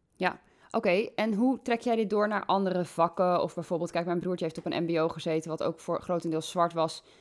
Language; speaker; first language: Dutch; native; Dutch